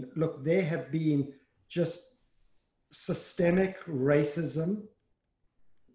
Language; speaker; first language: English; native; English